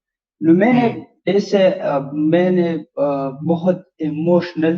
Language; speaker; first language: Hindi; non-native, learner; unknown